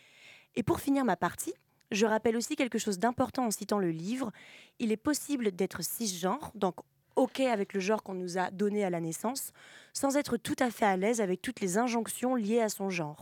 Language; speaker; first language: French; native; French